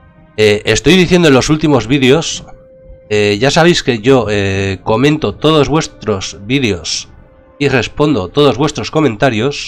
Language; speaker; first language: Spanish; native; Spanish